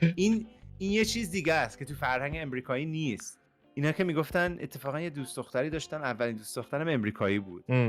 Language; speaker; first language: Persian; early bilingual, heritage; Persian